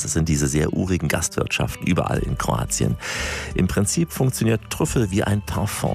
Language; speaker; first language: German; native; German